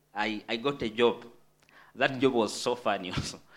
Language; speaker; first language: English; non-native, fluent; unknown